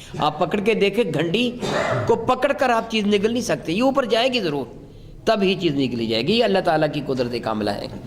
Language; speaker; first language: Urdu; non-native, local second language; Punjabi